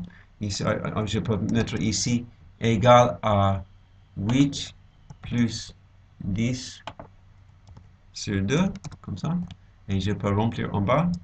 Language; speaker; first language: French; non-native, fluent; English